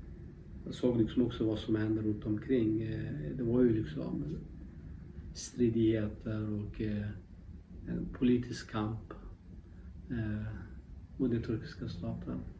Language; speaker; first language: Swedish; non-native, local second language; Kurdish